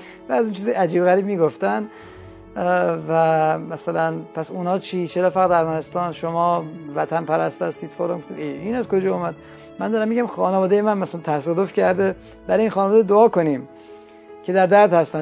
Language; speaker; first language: Persian; non-native, local second language; Armenian